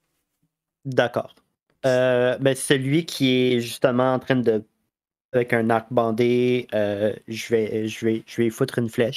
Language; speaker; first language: French; native; French